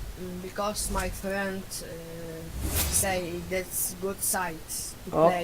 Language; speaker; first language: English; non-native, learner; Macedonian